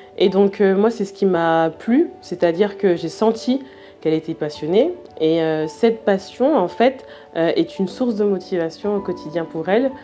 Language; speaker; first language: French; native; French